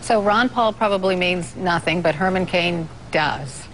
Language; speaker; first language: English; native; English